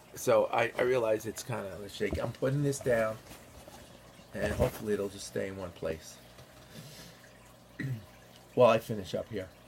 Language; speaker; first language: English; native; English